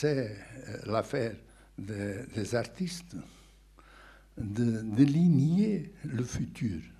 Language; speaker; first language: French; non-native, fluent; Portuguese